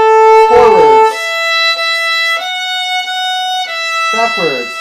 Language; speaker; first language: English; native; English